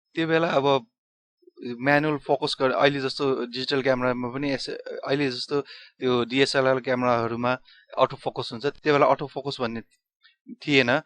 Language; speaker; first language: Nepali; non-native, local second language; Newari